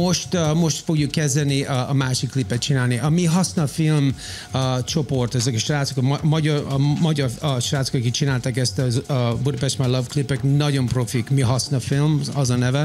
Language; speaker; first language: Hungarian; early bilingual, heritage; Hungarian